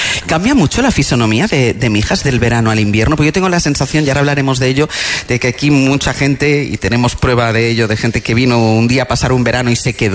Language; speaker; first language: Spanish; native; Spanish